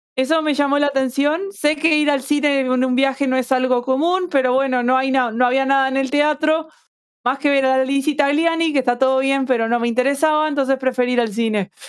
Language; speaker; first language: Spanish; native; Spanish